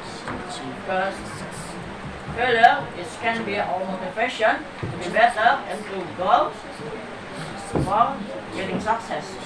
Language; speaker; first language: English; non-native, learner; Indonesian